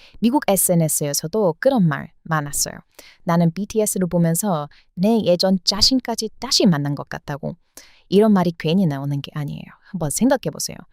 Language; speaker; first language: Korean; non-native, fluent; English